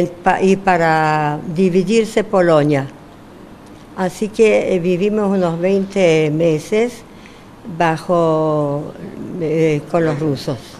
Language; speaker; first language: Spanish; non-native, fluent; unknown